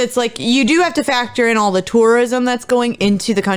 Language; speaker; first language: English; native; English